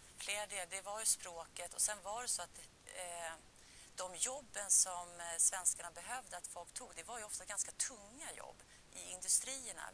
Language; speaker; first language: Swedish; early bilingual, other home language; Finnish